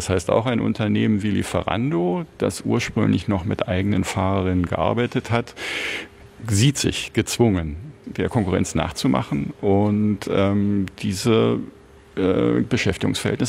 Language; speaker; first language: German; native; German